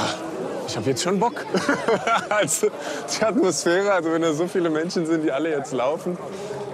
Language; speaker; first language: German; native; German